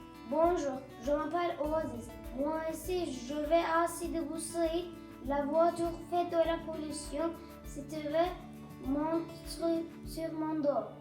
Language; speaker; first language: French; non-native, learner; Turkish